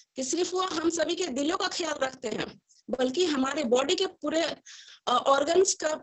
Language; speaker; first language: Hindi; native; Hindi